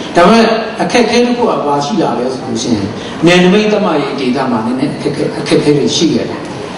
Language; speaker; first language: Burmese; non-native, local second language; Kachin